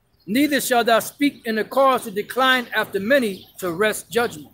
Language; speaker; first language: English; native; English